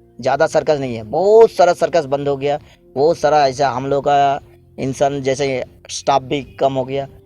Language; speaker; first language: Hindi; non-native, local second language; Bangla